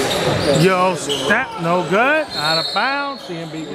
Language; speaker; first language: English; native; English